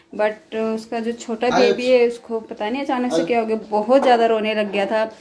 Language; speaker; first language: Hindi; native; Hindi